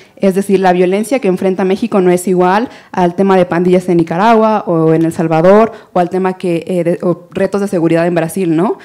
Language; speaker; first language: Spanish; native; Spanish